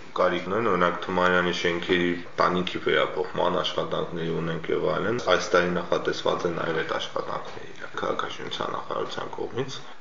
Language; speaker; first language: Armenian; native; Armenian